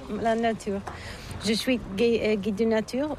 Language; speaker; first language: French; non-native, learner; Bulgarian